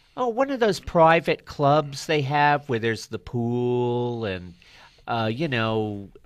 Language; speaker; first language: English; native; English